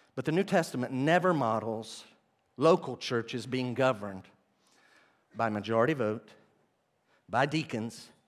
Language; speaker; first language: English; native; English